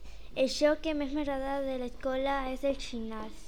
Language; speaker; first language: Catalan; non-native, learner; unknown